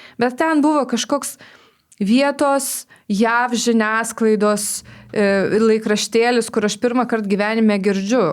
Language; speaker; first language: Lithuanian; non-native, local second language; Polish